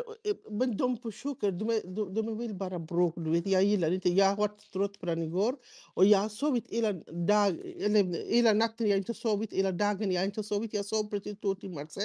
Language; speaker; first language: Swedish; early bilingual, other home language; Baluchi